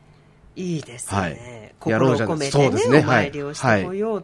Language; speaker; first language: Japanese; native; Japanese